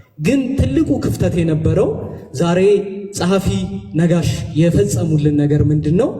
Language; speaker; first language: Amharic; native; Amharic